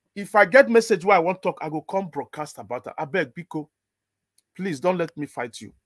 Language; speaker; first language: English; non-native, local second language; Igbo